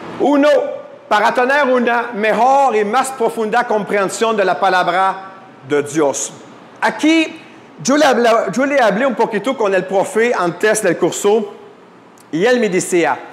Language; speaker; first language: Spanish; non-native, fluent; French